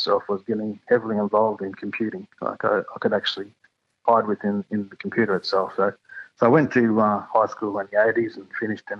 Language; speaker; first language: English; native; English